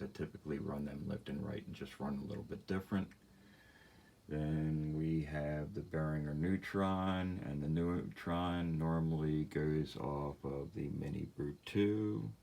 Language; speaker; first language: English; native; English